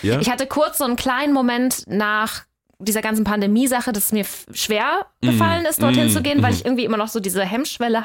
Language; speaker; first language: German; native; German